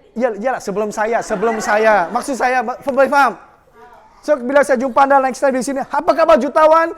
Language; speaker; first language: Malay; non-native, local second language; Chinese